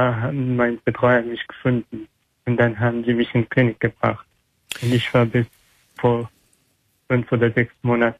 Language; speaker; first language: German; non-native, learner; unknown